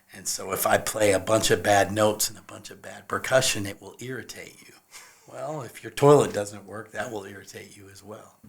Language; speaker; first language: English; native; English